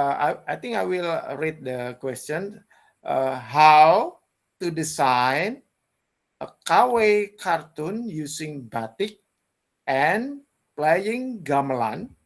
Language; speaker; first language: English; non-native, learner; Indonesian